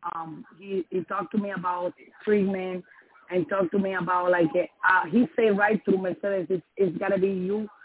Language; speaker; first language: English; non-native, learner; Spanish